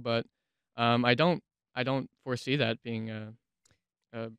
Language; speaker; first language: English; native; English